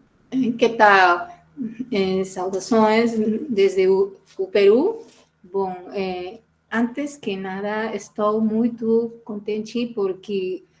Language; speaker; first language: Portuguese; non-native, fluent; Spanish